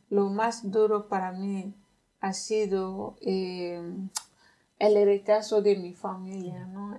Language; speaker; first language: Spanish; non-native, fluent; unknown